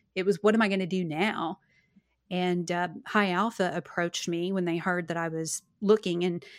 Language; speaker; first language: English; native; English